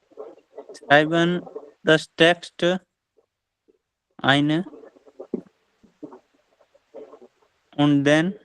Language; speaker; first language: German; non-native, learner; Hindi